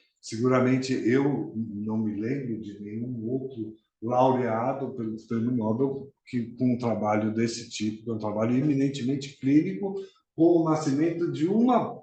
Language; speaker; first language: Portuguese; native; Portuguese